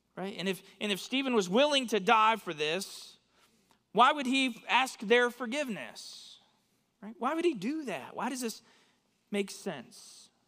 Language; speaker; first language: English; native; English